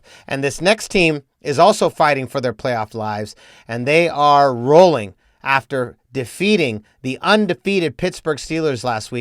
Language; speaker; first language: English; native; English